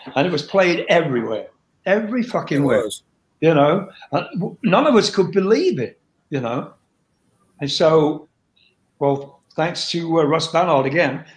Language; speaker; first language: English; native; English